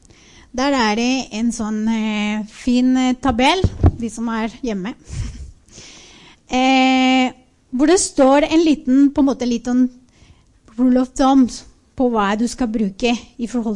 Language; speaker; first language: Norwegian; non-native, fluent; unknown